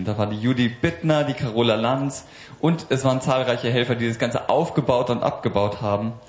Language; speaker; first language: German; native; German